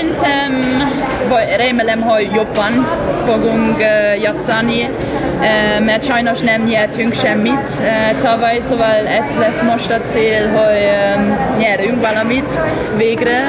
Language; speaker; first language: Hungarian; non-native, learner; German